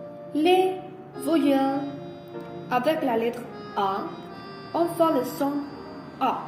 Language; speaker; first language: French; non-native, learner; Spanish